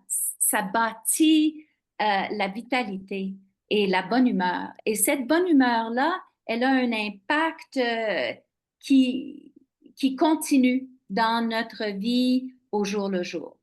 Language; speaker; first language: French; non-native, local second language; English